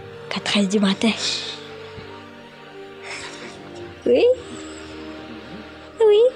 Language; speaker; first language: French; non-native, local second language; Morisyen